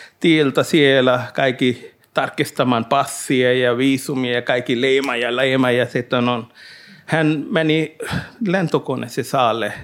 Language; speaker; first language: Finnish; non-native, learner; Hindi